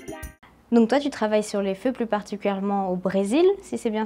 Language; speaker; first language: French; native; French